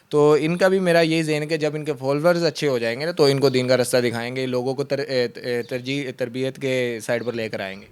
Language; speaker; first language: Urdu; non-native, local second language; Punjabi